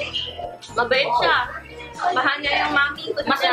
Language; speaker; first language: Filipino; early bilingual, heritage; English